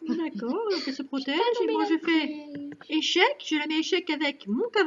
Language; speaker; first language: French; native; French